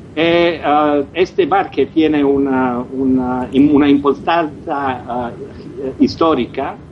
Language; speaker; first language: Spanish; non-native, learner; Croatian